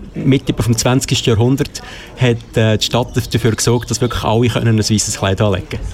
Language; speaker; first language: German; native; German